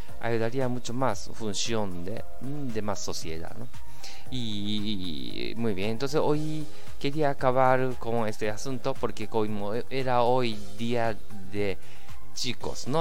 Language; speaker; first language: Spanish; non-native, learner; Japanese